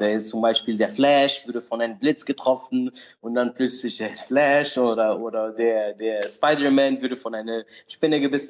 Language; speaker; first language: German; non-native, learner; Portuguese